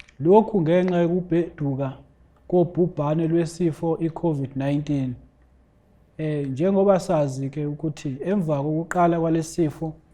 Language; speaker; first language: Zulu; native; Zulu